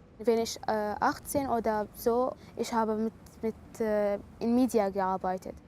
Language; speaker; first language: German; non-native, learner; Arabic